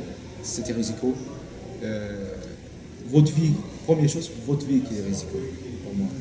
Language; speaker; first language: French; non-native, learner; Turkish